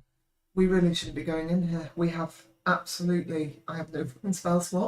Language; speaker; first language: English; native; English